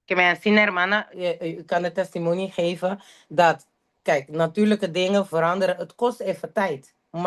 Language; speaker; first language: Dutch; non-native, local second language; Papiamento